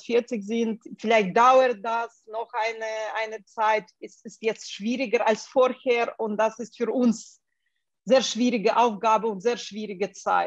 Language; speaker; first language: German; non-native, fluent; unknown